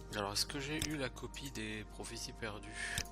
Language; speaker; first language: French; native; French